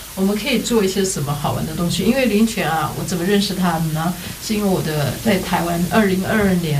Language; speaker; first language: German; non-native, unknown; Chinese